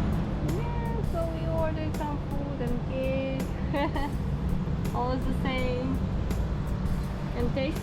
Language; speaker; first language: English; non-native, fluent; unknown